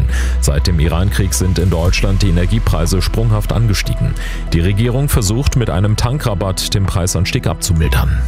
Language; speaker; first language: German; native; German